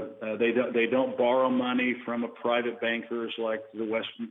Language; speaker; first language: English; native; English